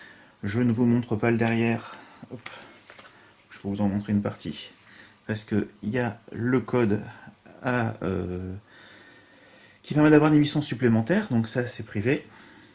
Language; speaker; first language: French; native; French